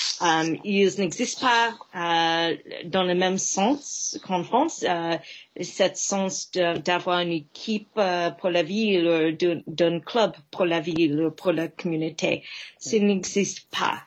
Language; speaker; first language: French; non-native, fluent; English